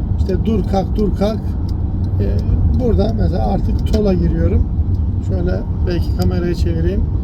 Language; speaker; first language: Turkish; early bilingual, heritage; Turkish